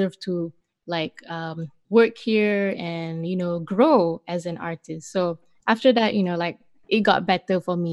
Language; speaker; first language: English; non-native, local second language; Malay